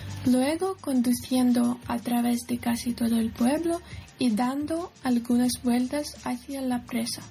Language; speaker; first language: Spanish; non-native, learner; Ukrainian